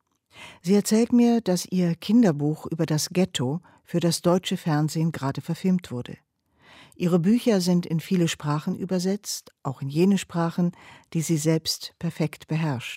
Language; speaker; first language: German; native; German